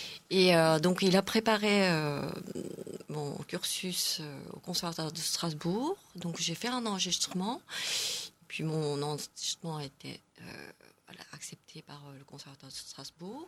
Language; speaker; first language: French; non-native, fluent; Korean